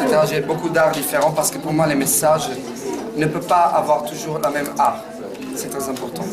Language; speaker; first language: French; non-native, fluent; Italian